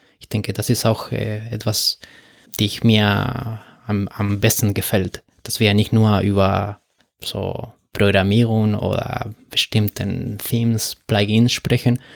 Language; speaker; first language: German; non-native, fluent; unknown